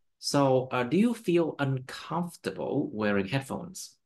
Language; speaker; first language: English; non-native, fluent; Vietnamese